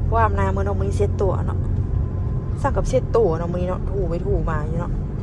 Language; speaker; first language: Thai; native; Thai